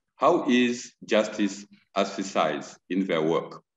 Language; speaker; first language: English; non-native, fluent; Bambara